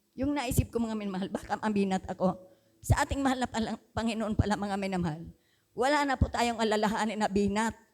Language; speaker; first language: Filipino; non-native, local second language; Bikol